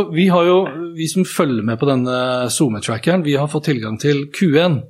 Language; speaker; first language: Norwegian; native; Norwegian